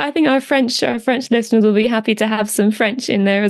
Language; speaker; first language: English; native; English